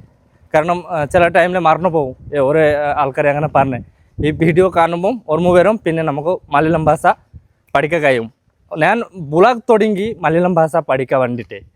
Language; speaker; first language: Malayalam; non-native, learner; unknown